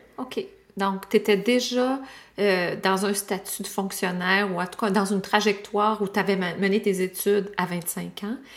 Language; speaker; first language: French; native; French